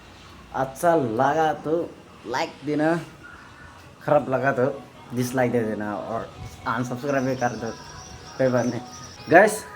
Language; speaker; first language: Hindi; non-native, local second language; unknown